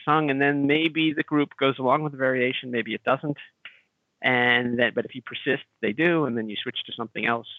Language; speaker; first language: English; native; English